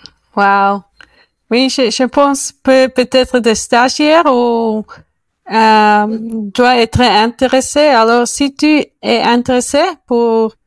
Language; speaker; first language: French; non-native, learner; Spanish